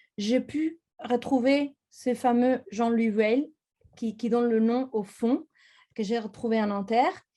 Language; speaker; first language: French; non-native, fluent; Spanish